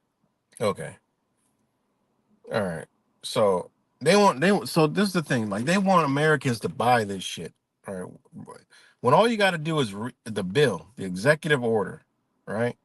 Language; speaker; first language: English; native; English